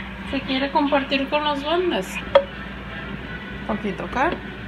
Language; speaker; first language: Spanish; early bilingual, heritage; Spanish